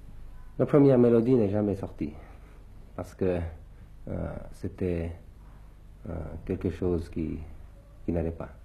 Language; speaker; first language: French; early bilingual, other home language; Thai